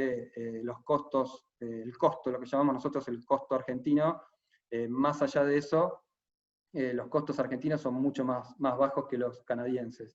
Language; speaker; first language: Spanish; native; Spanish